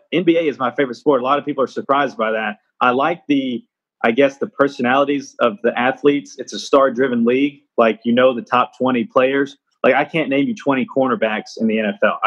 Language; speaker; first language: English; native; English